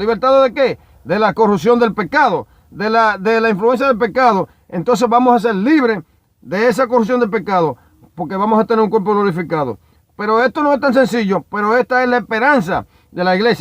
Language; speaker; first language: Spanish; native; Spanish